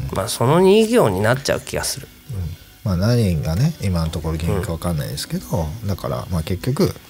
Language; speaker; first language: Japanese; native; Japanese